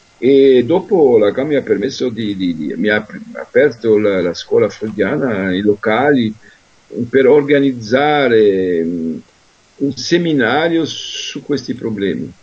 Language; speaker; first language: Italian; non-native, fluent; French